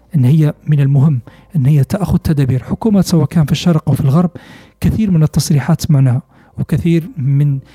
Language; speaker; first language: Arabic; native; Arabic